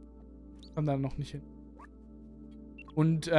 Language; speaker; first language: German; native; German